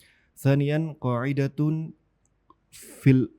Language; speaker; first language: Arabic; non-native, learner; Indonesian